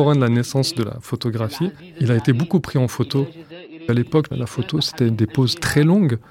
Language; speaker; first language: French; native; French